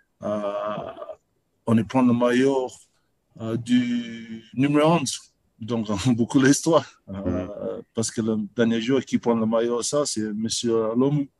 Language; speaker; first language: French; non-native, learner; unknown